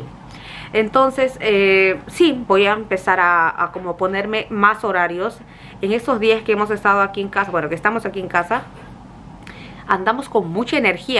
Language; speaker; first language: Spanish; native; Spanish